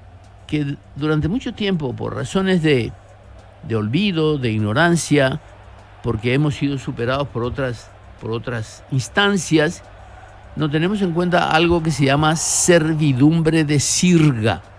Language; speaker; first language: Spanish; native; Spanish